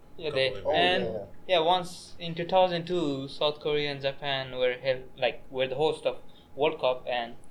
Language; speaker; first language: English; non-native, local second language; Nepali